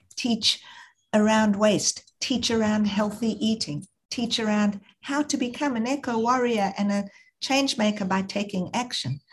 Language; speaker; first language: English; native; English